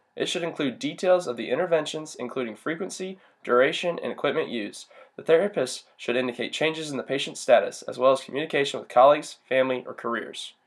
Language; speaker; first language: English; native; English